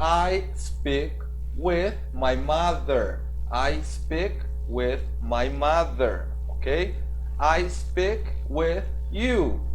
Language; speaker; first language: English; non-native, fluent; Portuguese